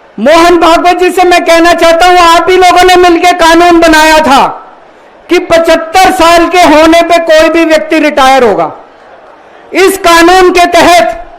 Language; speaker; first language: Hindi; native; Hindi